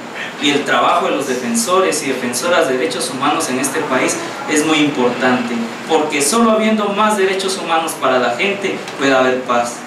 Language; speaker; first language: Spanish; native; Spanish